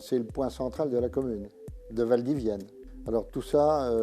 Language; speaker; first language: French; native; French